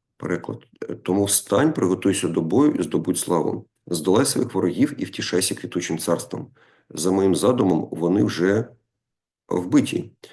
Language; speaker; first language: Ukrainian; non-native, local second language; Russian